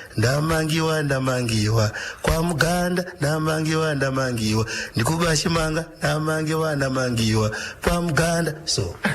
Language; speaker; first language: Shona; native; Shona